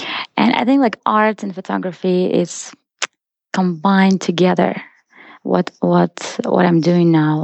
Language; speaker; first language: English; non-native, fluent; Russian